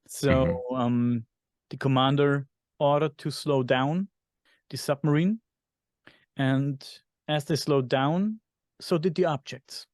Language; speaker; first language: English; non-native, fluent; German